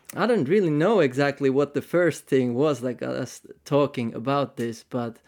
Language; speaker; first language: English; non-native, fluent; Finnish